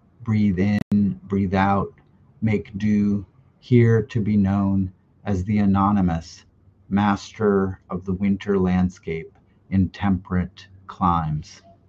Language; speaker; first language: English; early bilingual, other home language; Russian